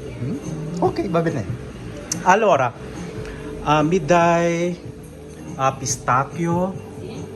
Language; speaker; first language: Italian; non-native, learner; Filipino